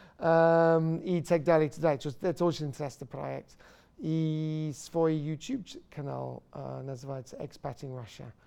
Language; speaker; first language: Russian; non-native, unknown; English